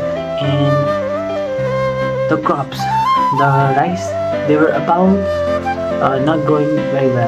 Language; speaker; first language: English; non-native, local second language; Nepali